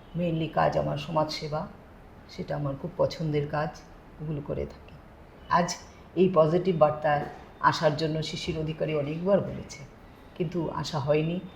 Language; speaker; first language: Bangla; native; Bangla